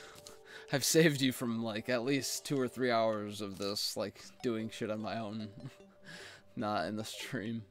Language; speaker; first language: English; native; English